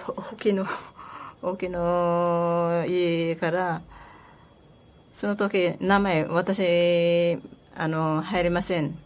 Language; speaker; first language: Japanese; non-native, learner; Filipino